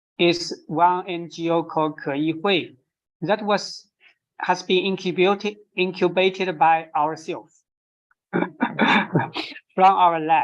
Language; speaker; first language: English; non-native, fluent; Chinese